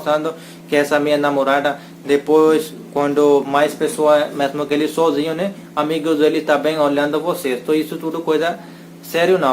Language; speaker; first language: Portuguese; non-native, learner; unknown